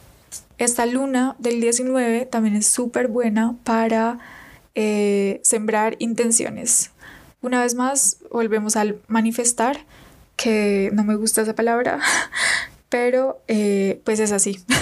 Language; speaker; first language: Spanish; native; Spanish